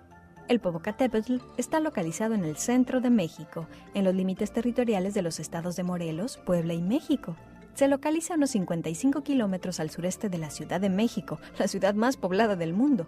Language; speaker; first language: Spanish; native; Spanish